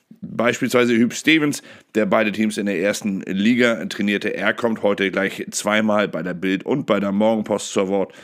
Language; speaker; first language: German; native; German